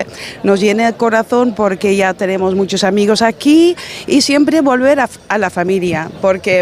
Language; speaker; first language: Spanish; non-native, fluent; Dutch